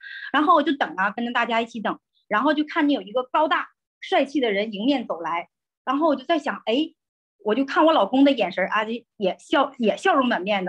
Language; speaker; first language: Chinese; native; Chinese